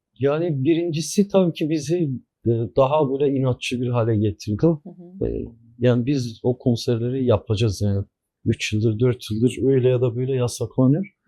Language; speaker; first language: Turkish; non-native, local second language; Kurdish